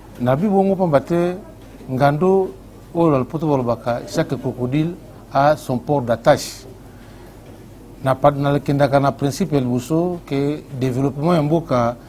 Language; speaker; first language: Lingala; native; Lingala